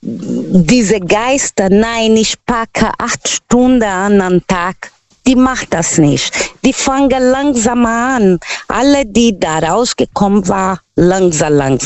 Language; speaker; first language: German; non-native, learner; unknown